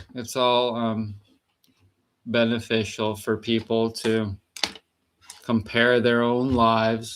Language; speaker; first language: English; native; English